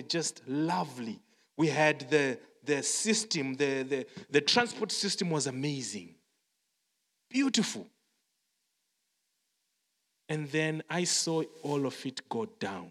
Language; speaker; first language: English; non-native, local second language; Shona